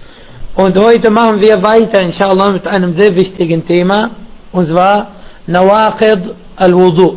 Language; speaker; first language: German; non-native, fluent; Arabic